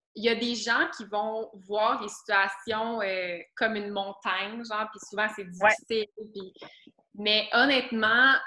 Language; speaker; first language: French; native; French